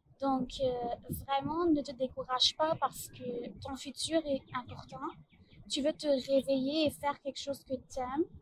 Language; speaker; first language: French; non-native, fluent; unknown